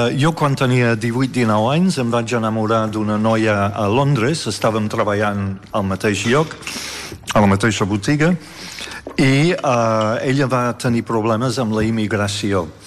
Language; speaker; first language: Catalan; non-native, fluent; English